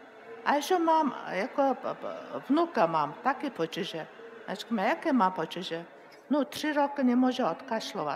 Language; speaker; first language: Czech; non-native, learner; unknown